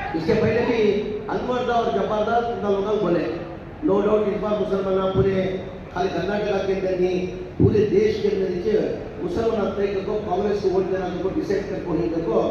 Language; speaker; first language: Hindi; native; Hindi